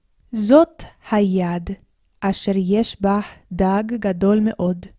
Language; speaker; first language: Hebrew; non-native, fluent; English